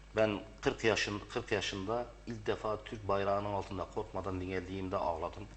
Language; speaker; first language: Turkish; early bilingual, heritage; Arabic